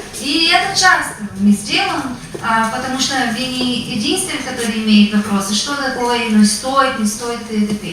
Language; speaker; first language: Russian; non-native, fluent; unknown